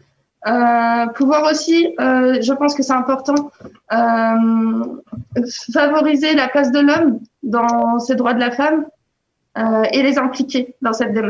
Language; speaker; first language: French; native; French